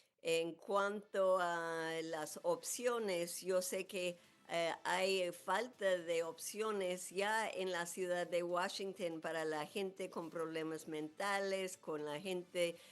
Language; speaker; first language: Spanish; non-native, fluent; English